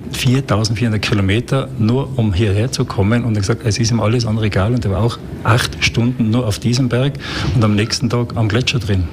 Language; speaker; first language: German; native; German